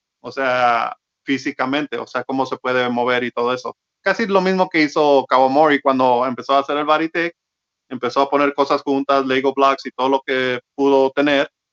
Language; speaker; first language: Spanish; early bilingual, heritage; Spanish